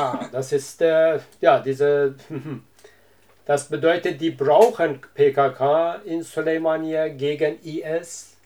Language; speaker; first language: German; non-native, learner; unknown